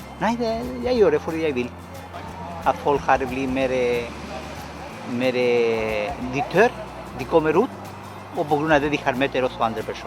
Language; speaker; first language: Norwegian; non-native, fluent; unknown